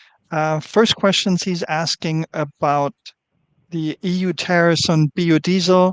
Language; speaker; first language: English; non-native, fluent; German